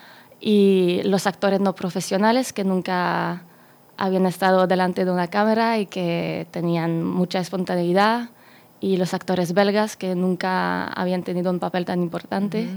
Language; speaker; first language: Spanish; non-native, fluent; French